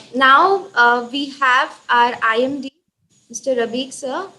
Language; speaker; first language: English; non-native, local second language; Hindi